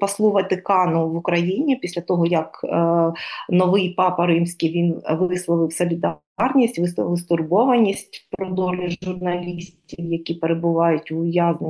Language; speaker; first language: Ukrainian; native; Ukrainian